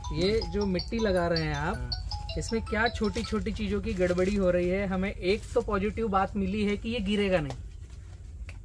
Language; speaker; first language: Hindi; native; Hindi